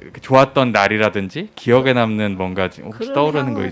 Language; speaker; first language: Korean; native; Korean